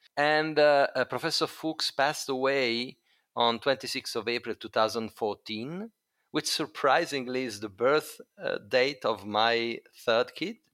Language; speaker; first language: English; non-native, fluent; Italian